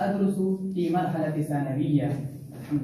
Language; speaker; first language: Arabic; non-native, learner; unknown